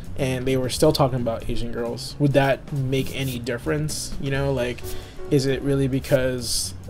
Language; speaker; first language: English; native; English